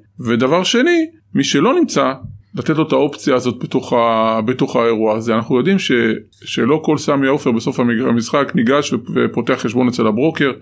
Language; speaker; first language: Hebrew; native; Hebrew